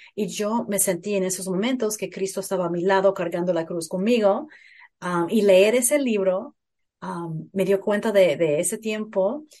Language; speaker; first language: Spanish; early bilingual, heritage; Spanish